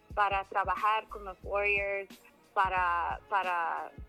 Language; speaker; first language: Spanish; early bilingual, other home language; English